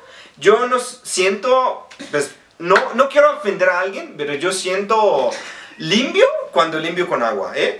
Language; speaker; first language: Spanish; non-native, fluent; Arabic